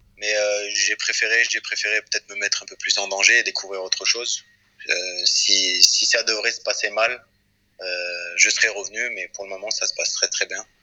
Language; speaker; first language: French; early bilingual, other home language; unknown